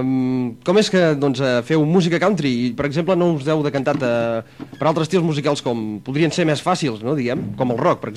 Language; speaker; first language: Catalan; native; Catalan